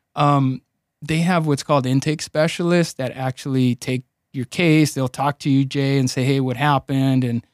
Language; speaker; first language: English; early bilingual, other home language; Spanish